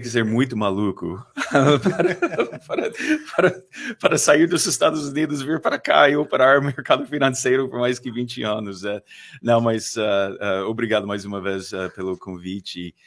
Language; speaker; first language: Portuguese; non-native, fluent; English